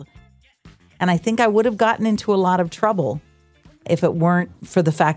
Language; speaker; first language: English; native; English